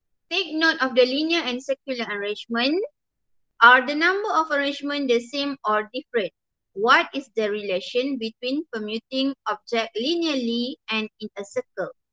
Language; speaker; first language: English; non-native, local second language; Malay